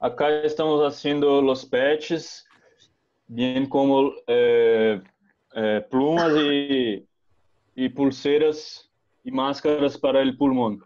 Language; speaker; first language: Spanish; non-native, learner; Portuguese